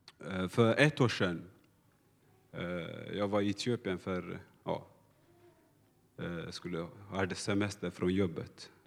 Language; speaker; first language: Swedish; non-native, learner; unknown